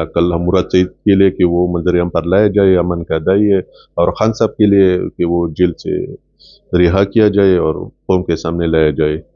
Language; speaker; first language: Urdu; non-native, local second language; Pashto